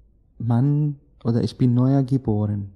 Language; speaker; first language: German; non-native, learner; Arabic